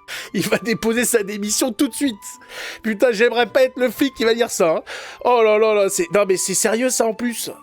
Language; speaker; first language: French; native; French